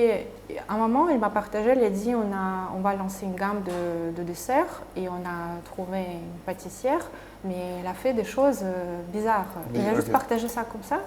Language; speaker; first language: French; non-native, fluent; Russian